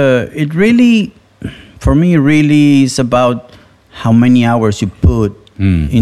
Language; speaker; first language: English; non-native, fluent; Spanish